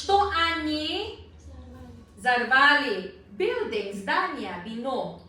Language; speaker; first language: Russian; non-native, learner; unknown